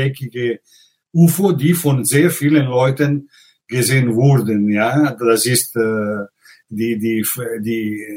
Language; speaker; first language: German; non-native, fluent; Italian